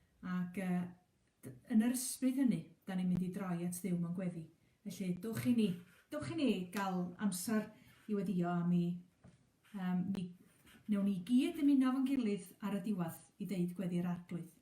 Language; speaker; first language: Welsh; native; Welsh